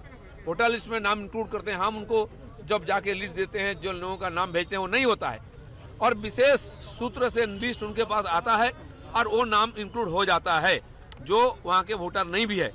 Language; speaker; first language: Hindi; non-native, local second language; Bangla